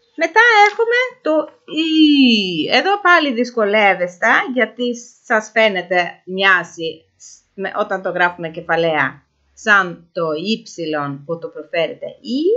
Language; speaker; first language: Greek; non-native, fluent; Norwegian